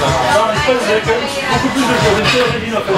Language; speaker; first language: French; native; French